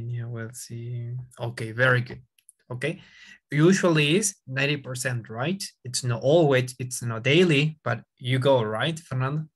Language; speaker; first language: English; non-native, fluent; Spanish